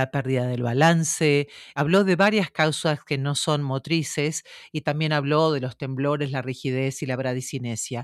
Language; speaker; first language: Spanish; native; Spanish